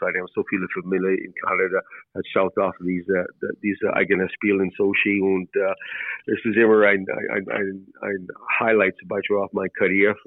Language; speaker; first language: German; non-native, learner; English